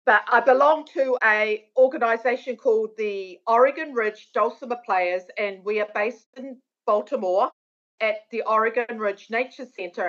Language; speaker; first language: English; native; English